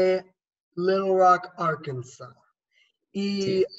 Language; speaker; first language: Spanish; non-native, learner; English